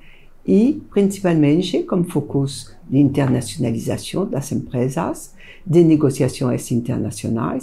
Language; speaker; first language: Portuguese; non-native, fluent; French